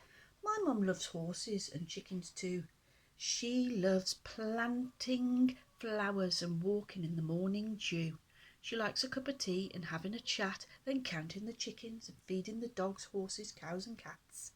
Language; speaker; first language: English; native; English